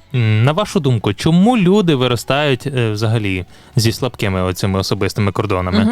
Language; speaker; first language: Ukrainian; native; Ukrainian